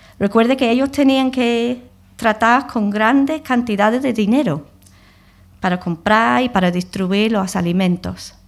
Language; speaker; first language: Spanish; non-native, fluent; English